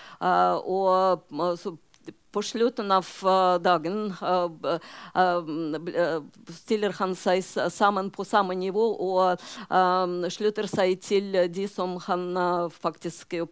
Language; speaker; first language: Norwegian; non-native, fluent; Russian